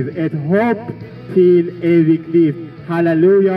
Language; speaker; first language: Swedish; non-native, learner; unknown